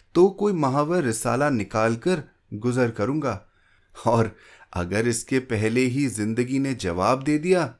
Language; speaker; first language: Hindi; native; Hindi